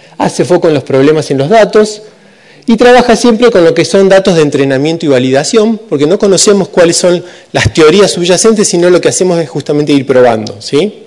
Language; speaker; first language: Spanish; native; Spanish